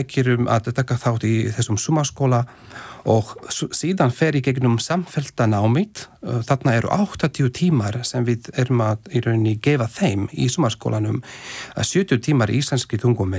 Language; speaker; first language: Icelandic; non-native, fluent; Slovak